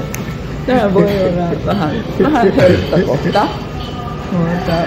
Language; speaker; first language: Finnish; non-native, fluent; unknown